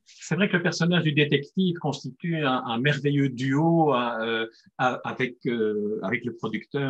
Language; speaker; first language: French; native; French